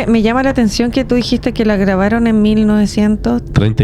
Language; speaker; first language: Spanish; native; Spanish